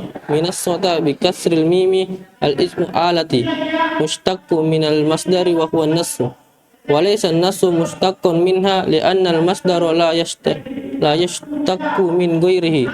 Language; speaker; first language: Arabic; non-native, learner; Indonesian